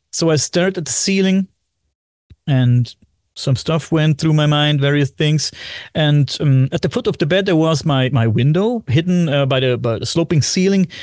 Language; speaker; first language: English; non-native, fluent; German